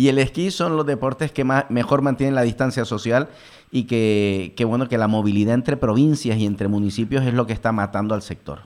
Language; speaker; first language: Spanish; native; Spanish